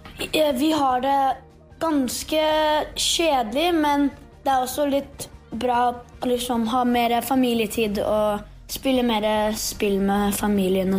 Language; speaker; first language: Norwegian; early bilingual, heritage; Norwegian